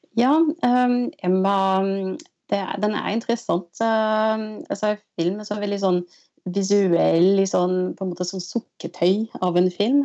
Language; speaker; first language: Norwegian; non-native, fluent; French